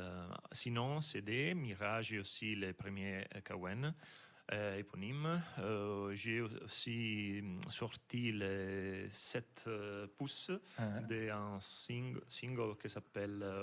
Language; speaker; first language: French; non-native, fluent; Italian